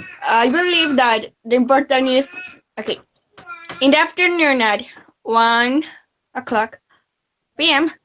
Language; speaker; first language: English; non-native, learner; Spanish